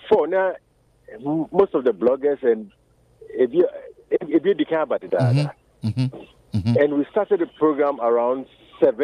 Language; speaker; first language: English; non-native, local second language; Akan